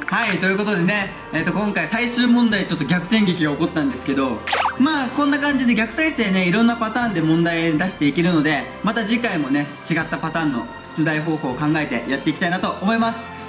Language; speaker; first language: Japanese; native; Japanese